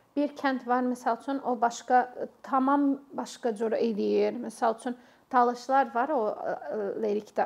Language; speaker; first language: Azerbaijani; non-native, fluent; English